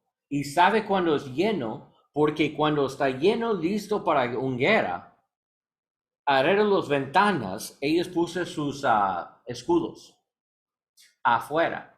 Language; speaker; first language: Spanish; non-native, learner; English